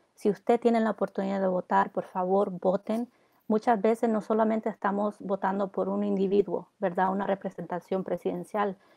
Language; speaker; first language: Spanish; early bilingual, heritage; Spanish